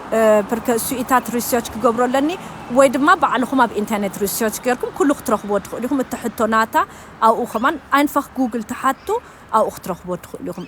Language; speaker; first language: Tigrinya; early bilingual, heritage; German